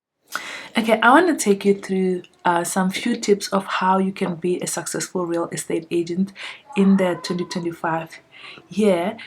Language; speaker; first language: English; non-native, local second language; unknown